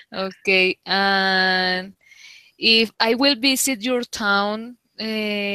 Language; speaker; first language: English; non-native, learner; Spanish